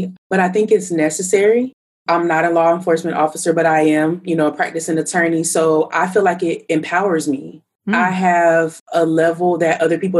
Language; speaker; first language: English; native; English